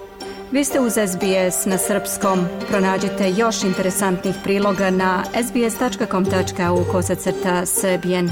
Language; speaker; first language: Croatian; native; Croatian